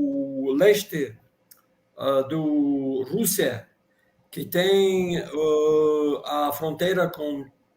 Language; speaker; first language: Portuguese; non-native, fluent; Russian